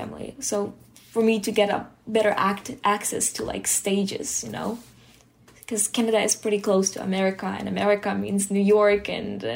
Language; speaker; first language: English; early bilingual, other home language; Hebrew